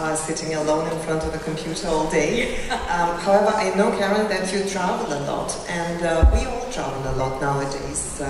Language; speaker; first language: English; non-native, fluent; Lithuanian